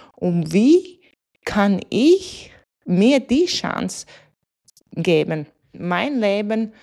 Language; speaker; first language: German; non-native, fluent; Latvian